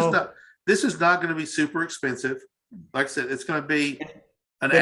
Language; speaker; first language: English; native; English